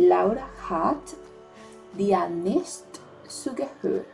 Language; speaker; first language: German; non-native, fluent; Spanish